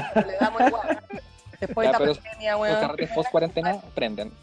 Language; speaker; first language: Spanish; native; Spanish